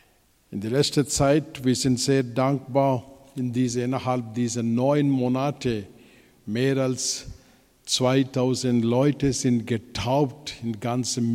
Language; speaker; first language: German; non-native, fluent; Telugu